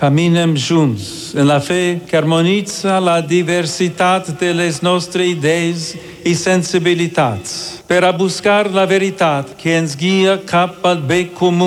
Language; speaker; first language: Catalan; non-native, learner; English